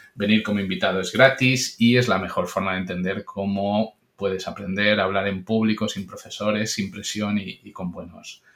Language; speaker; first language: Spanish; non-native, local second language; Catalan